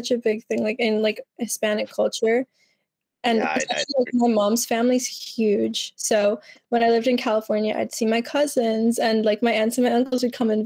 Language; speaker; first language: English; early bilingual, other home language; Spanish